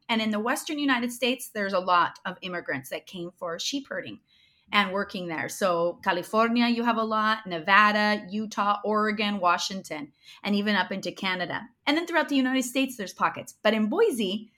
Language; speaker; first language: English; early bilingual, other home language; Spanish